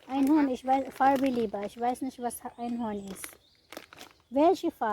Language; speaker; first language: German; non-native, learner; Cebuano